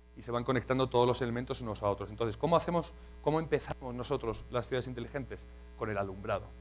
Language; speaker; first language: Spanish; native; Spanish